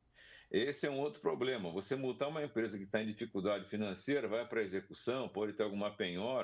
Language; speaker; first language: Portuguese; native; Portuguese